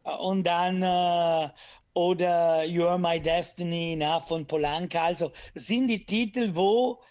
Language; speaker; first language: German; non-native, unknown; Italian